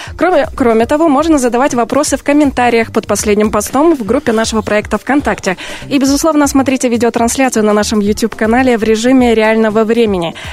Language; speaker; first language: Russian; native; Russian